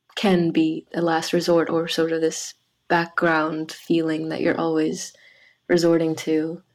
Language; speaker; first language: English; early bilingual, other home language; French